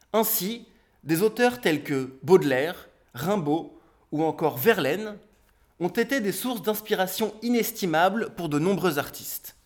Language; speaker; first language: French; native; French